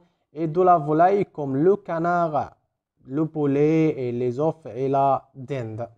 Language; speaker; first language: French; non-native, fluent; Arabic